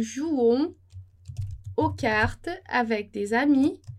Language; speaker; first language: French; non-native, fluent; Portuguese